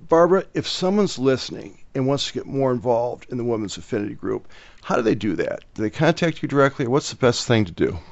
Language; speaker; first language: English; native; English